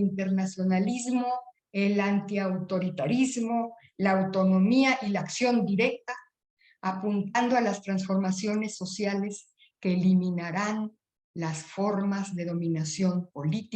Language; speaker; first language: Spanish; native; Spanish